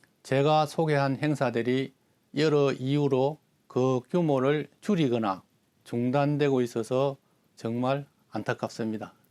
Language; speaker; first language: Korean; native; Korean